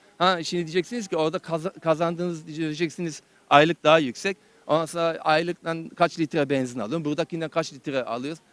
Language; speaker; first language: Turkish; early bilingual, heritage; Turkish